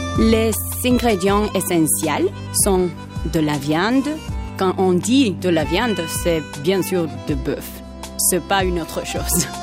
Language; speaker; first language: French; non-native, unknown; Spanish